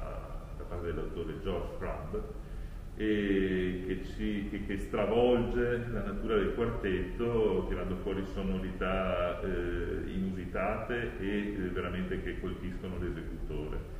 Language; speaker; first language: Italian; native; Italian